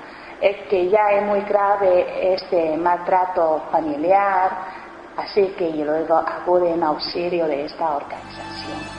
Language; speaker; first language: Spanish; non-native, learner; Chinese